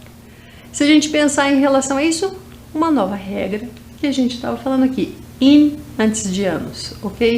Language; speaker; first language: Portuguese; native; Portuguese